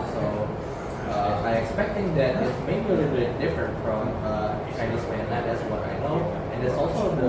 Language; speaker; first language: English; non-native, fluent; Indonesian